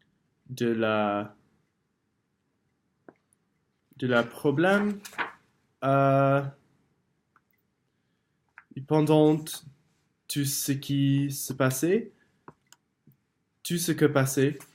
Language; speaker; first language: French; non-native, learner; English